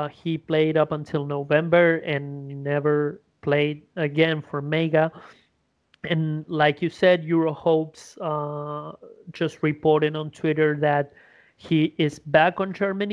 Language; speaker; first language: English; non-native, fluent; Spanish